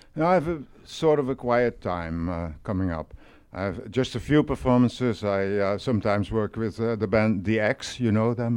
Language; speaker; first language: English; non-native, fluent; Dutch